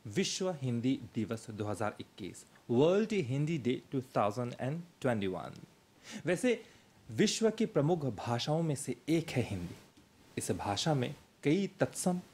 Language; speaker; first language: Hindi; early bilingual, heritage; Hindi